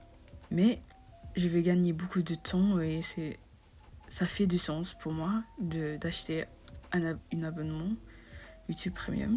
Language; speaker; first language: French; non-native, fluent; English